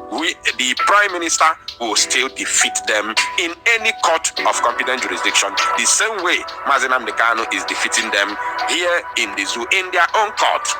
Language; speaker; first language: English; non-native, local second language; Igbo